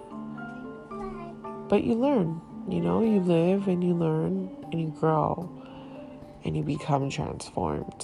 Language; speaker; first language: English; early bilingual, other home language; Haitian Creole